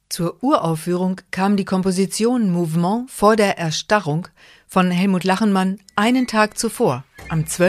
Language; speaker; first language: German; native; German